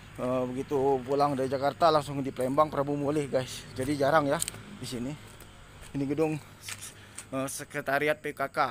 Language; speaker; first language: Indonesian; native; Indonesian